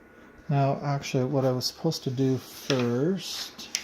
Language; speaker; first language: English; native; English